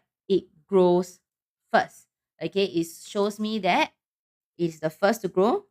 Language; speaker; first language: English; native; English